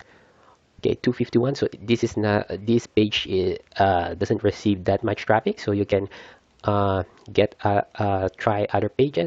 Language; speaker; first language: English; non-native, fluent; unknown